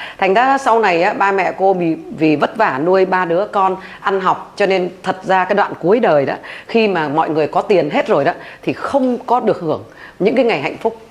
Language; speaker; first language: Vietnamese; native; Vietnamese